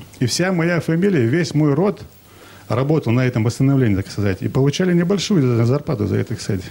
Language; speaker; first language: Russian; non-native, local second language; Chechen